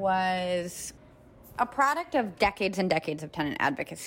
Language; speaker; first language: English; native; English